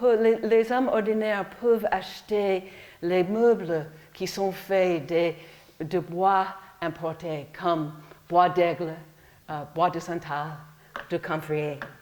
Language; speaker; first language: French; non-native, fluent; English